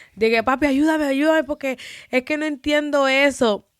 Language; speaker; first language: Spanish; early bilingual, other home language; English